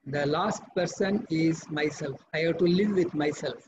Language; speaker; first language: English; non-native, local second language; Tamil